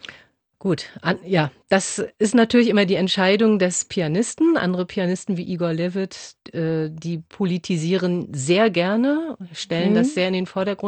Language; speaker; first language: German; native; German